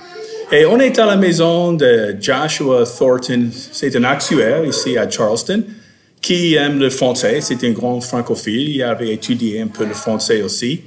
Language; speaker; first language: French; non-native, fluent; English